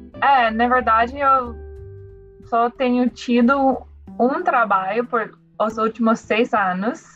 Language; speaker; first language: Portuguese; non-native, learner; English